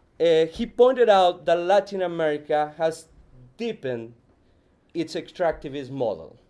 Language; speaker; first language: English; non-native, fluent; Spanish